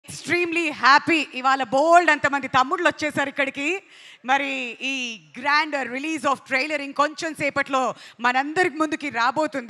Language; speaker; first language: Telugu; native; Telugu